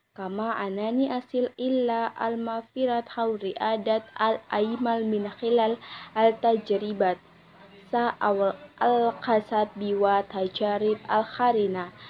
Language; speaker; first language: Arabic; non-native, learner; Indonesian